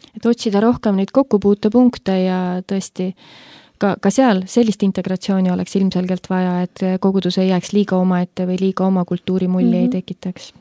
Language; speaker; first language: Estonian; native; Estonian